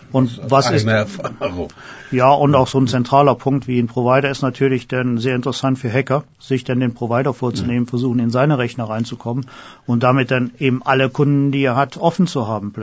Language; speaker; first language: German; native; German